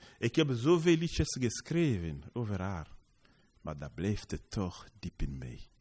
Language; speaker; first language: Dutch; non-native, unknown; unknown